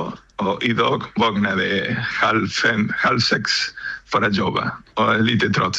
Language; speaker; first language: Swedish; non-native, learner; Spanish